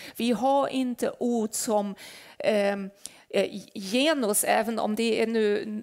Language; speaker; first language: Swedish; non-native, fluent; German